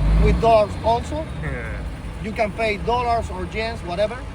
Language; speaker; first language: English; non-native, fluent; Spanish